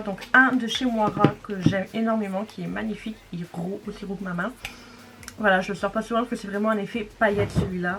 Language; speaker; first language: French; native; French